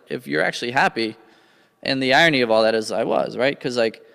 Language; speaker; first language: English; native; English